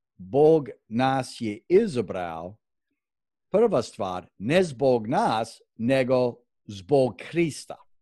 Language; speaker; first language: Croatian; non-native, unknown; English